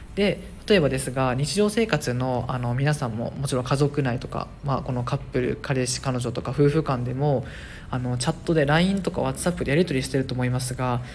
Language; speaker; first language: Japanese; native; Japanese